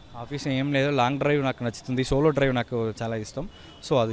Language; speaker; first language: Telugu; early bilingual, heritage; Tamil